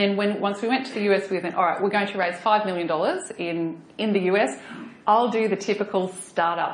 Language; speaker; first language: English; native; English